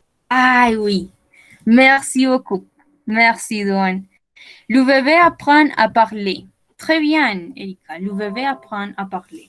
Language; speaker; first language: French; non-native, learner; Spanish